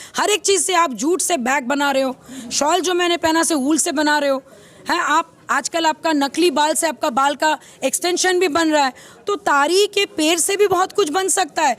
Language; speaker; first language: Hindi; native; Hindi